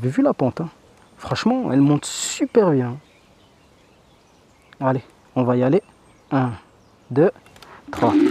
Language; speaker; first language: French; native; French